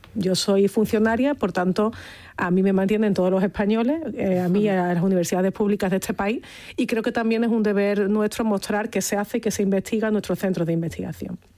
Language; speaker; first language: Spanish; native; Spanish